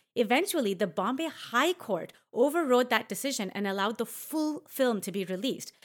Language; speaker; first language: English; early bilingual, other home language; Hindi